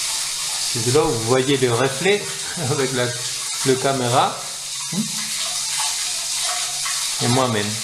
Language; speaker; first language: French; non-native, fluent; Spanish